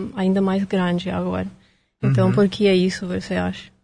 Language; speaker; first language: Portuguese; non-native, fluent; Russian